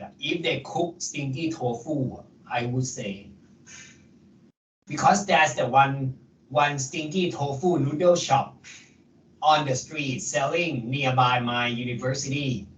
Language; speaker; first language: English; non-native, fluent; Thai